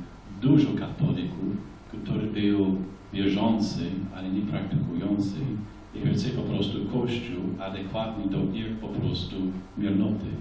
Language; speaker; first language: Polish; non-native, fluent; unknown